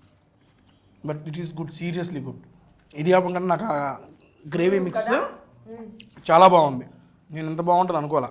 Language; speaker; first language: Telugu; native; Telugu